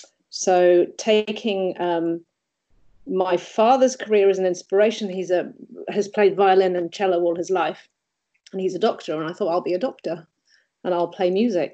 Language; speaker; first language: English; native; English